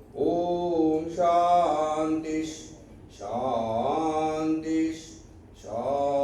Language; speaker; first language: Hindi; non-native, local second language; Marathi